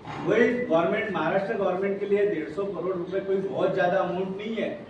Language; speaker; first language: Hindi; non-native, local second language; Marathi